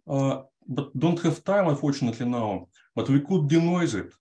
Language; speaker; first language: English; non-native, fluent; Russian